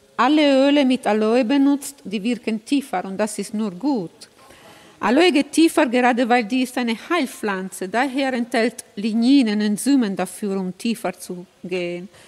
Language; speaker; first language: German; non-native, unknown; Italian